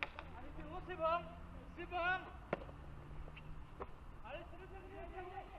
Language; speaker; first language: French; native; French